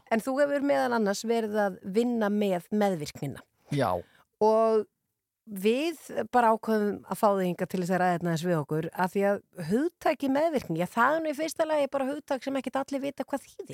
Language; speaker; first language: Icelandic; native; Icelandic